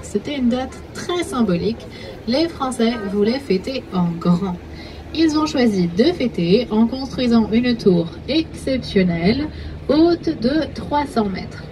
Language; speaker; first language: French; native; French